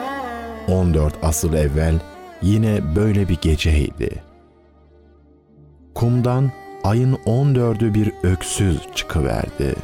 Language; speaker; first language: Turkish; native; Turkish